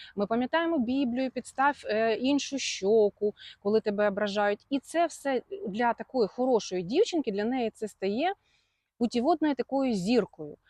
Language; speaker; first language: Ukrainian; non-native, local second language; Russian